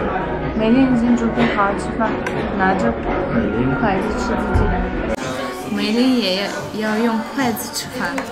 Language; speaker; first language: Chinese; non-native, learner; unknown